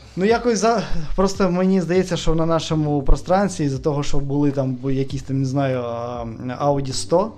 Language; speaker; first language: Ukrainian; non-native, local second language; Russian